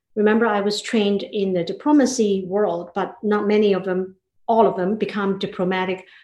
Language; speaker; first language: English; non-native, fluent; Chinese